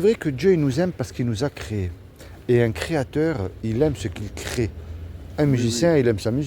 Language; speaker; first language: French; native; French